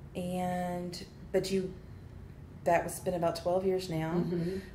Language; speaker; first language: English; native; English